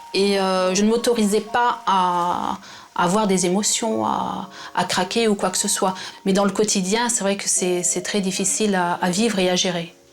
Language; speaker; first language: French; native; French